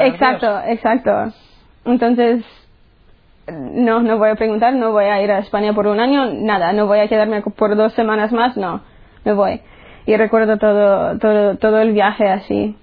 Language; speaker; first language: Spanish; early bilingual, heritage; English